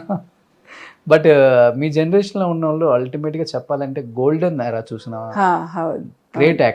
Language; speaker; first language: Telugu; native; Telugu